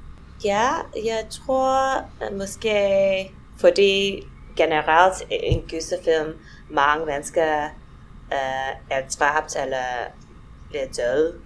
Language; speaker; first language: Danish; non-native, fluent; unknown